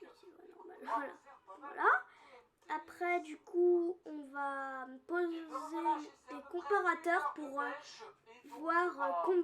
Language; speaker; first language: French; native; French